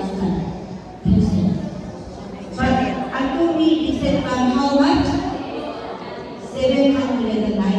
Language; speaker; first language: English; non-native, learner; Korean